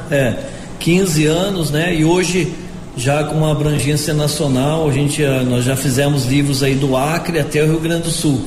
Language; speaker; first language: Portuguese; native; Portuguese